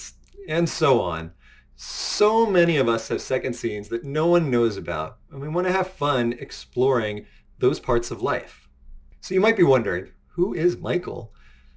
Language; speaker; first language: English; native; English